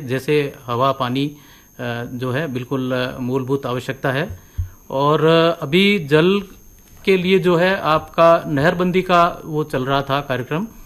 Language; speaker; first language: Hindi; native; Hindi